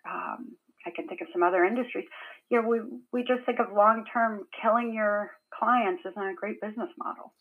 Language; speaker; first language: English; native; English